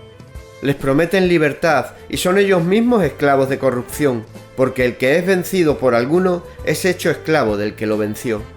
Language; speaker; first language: Spanish; native; Spanish